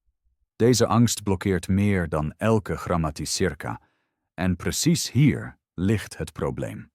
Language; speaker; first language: Dutch; non-native, fluent; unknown